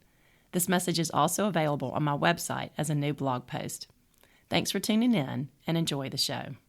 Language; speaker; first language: English; native; English